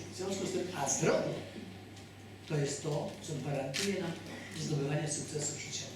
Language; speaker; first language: Polish; native; Polish